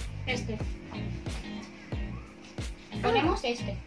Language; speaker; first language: Spanish; non-native, learner; Indonesian